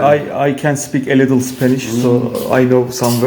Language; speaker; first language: English; non-native, learner; Turkish